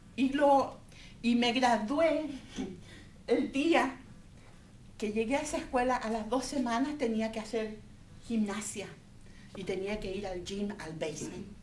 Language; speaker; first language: Spanish; native; Spanish